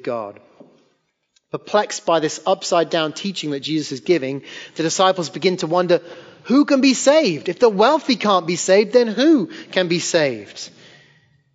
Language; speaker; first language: English; native; English